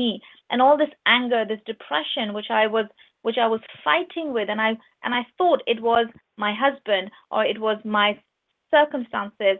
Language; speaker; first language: English; non-native, local second language; Urdu